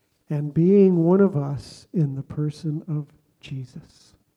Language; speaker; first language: English; native; English